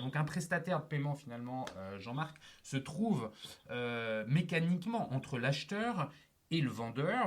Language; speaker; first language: French; native; French